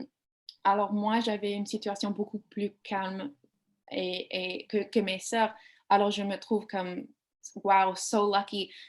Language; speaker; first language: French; non-native, learner; English